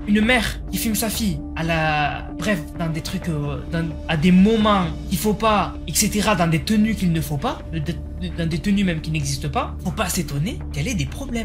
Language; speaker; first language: French; native; French